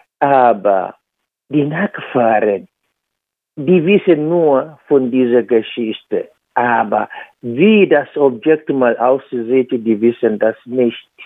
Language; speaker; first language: German; non-native, fluent; Swahili